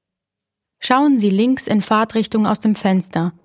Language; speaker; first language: German; native; German